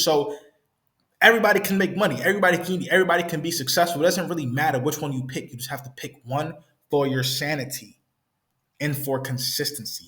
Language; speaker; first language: English; native; English